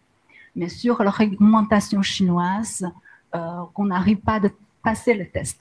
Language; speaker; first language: French; non-native, learner; Chinese